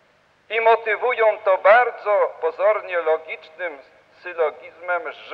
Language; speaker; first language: Polish; native; Polish